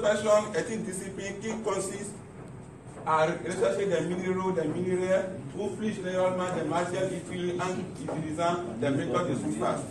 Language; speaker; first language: French; non-native, learner; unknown